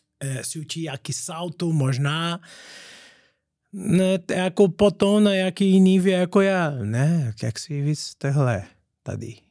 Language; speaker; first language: Czech; non-native, learner; Portuguese